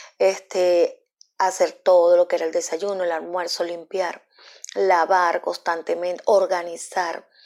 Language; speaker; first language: Spanish; native; Spanish